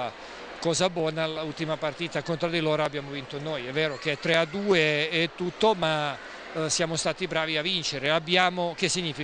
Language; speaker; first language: Italian; non-native, fluent; Serbian